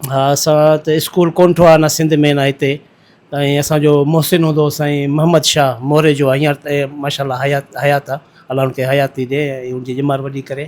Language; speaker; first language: Sindhi; early bilingual, heritage; Sindhi